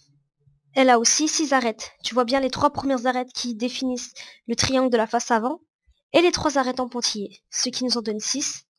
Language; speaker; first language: French; native; French